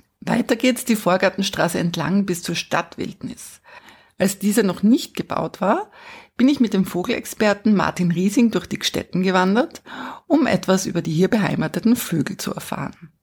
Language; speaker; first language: German; native; German